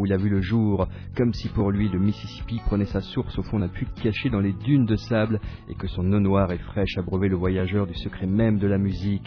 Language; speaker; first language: French; native; French